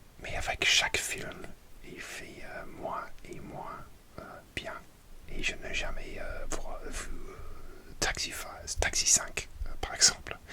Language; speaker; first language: French; non-native, learner; English